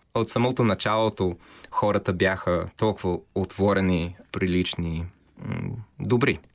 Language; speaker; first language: Bulgarian; non-native, fluent; English